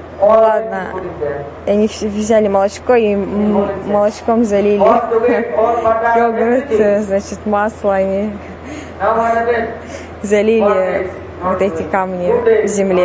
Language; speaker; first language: Russian; non-native, fluent; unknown